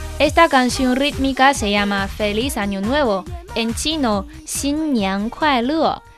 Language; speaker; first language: Spanish; non-native, fluent; Chinese